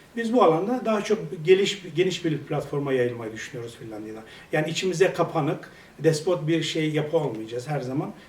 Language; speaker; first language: Turkish; native; Turkish